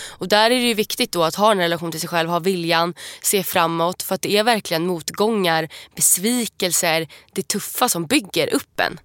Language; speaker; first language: Swedish; native; Swedish